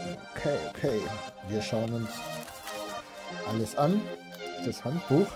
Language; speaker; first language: German; native; German